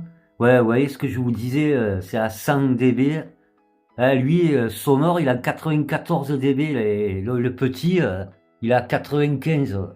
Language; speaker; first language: French; native; French